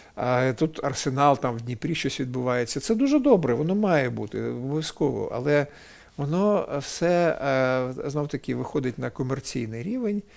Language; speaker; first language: Ukrainian; non-native, local second language; Russian